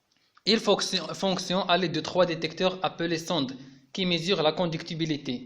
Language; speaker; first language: French; non-native, local second language; Arabic